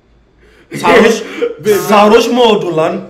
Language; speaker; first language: Turkish; non-native, learner; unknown